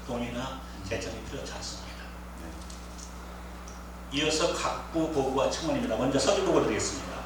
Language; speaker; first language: Korean; native; Korean